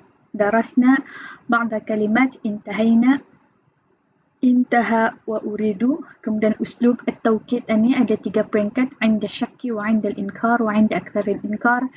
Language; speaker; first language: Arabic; non-native, fluent; Malay